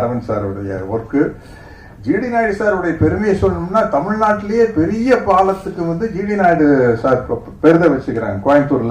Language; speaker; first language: Tamil; native; Tamil